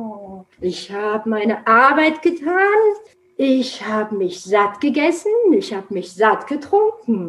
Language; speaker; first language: German; non-native, fluent; Romanian